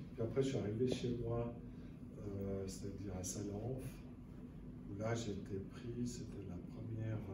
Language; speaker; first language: French; native; French